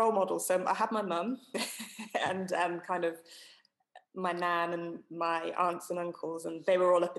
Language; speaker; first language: English; native; English